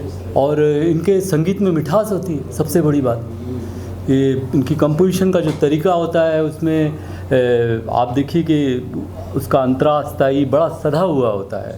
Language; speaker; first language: Hindi; native; Hindi